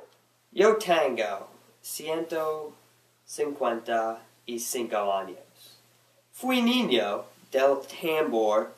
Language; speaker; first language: Spanish; non-native, learner; English